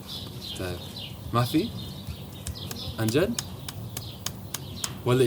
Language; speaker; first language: Arabic; non-native, learner; English